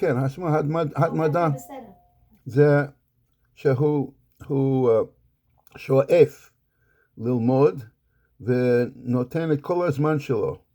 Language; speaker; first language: Hebrew; non-native, fluent; English